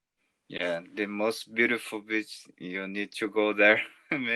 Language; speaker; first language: English; non-native, learner; Portuguese